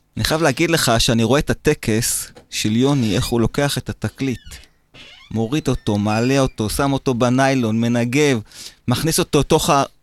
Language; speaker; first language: Hebrew; native; Hebrew